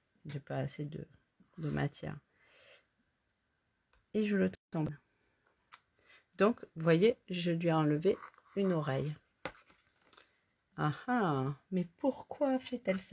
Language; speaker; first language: French; native; French